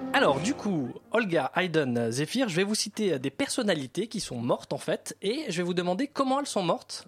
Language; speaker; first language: French; native; French